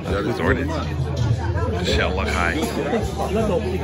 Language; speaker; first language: Dutch; native; Dutch